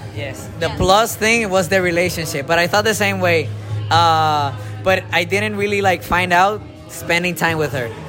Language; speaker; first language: English; non-native, learner; Spanish